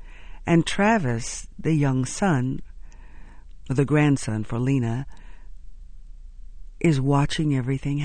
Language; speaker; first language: English; native; English